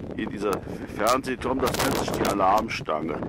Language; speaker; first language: German; native; German